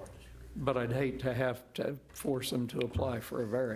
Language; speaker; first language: English; native; English